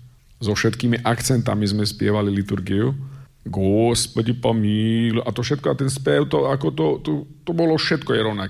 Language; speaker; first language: Slovak; native; Slovak